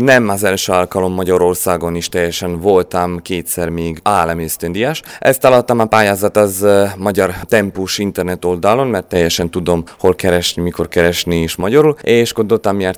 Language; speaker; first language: Hungarian; non-native, learner; Croatian